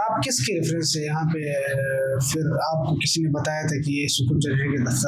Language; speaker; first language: Urdu; native; Urdu